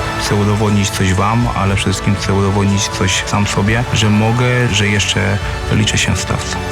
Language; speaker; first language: Polish; native; Polish